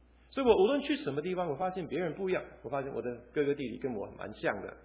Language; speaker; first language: Chinese; early bilingual, other home language; English